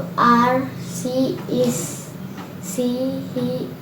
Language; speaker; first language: English; non-native, learner; Indonesian